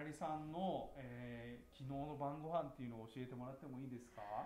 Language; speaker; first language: Japanese; native; Japanese